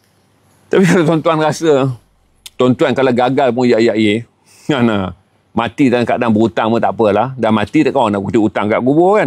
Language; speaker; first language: Malay; native; Malay